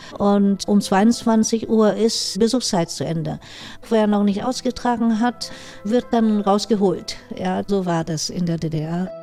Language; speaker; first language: German; non-native, fluent; Vietnamese